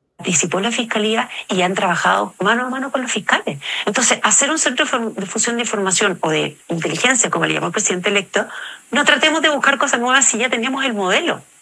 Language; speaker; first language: Spanish; native; Spanish